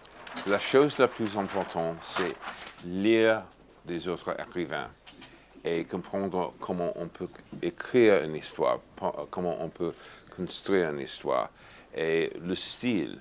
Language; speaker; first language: French; non-native, fluent; English